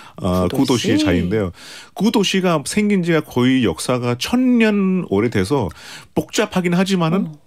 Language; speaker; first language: Korean; non-native, fluent; Hindi